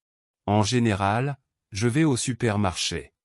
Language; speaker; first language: French; non-native, local second language; Arabic